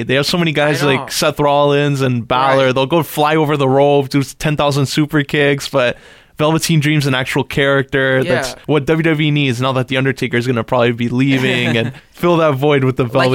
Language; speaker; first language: English; native; English